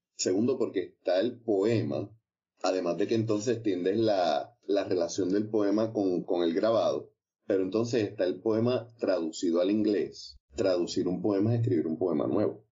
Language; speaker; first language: Spanish; native; Spanish